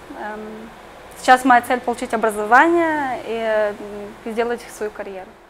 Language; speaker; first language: Russian; native; Russian